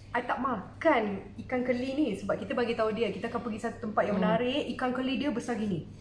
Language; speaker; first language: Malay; native; Malay